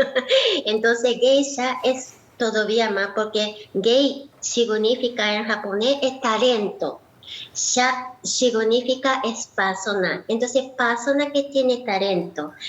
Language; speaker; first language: Spanish; non-native, learner; Japanese